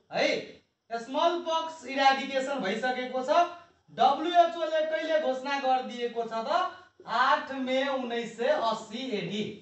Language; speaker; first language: Nepali; non-native, local second language; Maithili